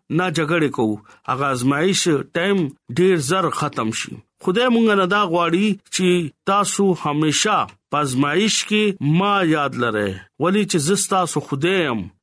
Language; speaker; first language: Pashto; non-native, local second language; Urdu